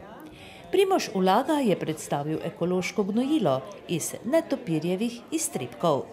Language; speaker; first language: Slovenian; native; Slovenian